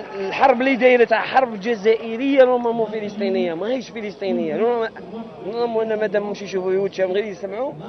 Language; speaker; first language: Arabic; native; Arabic